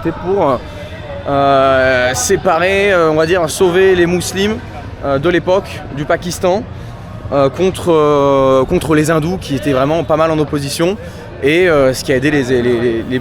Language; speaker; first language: French; native; French